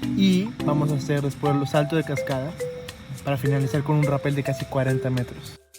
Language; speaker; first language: Spanish; native; Spanish